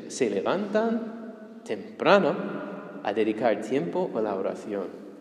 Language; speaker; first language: Spanish; non-native, fluent; English